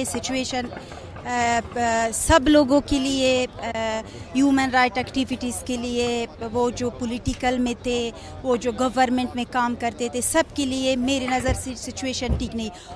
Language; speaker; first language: Hindi; non-native, fluent; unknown